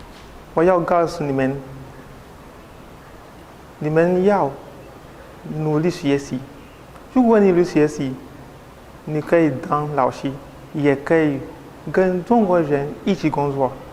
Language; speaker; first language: Chinese; non-native, learner; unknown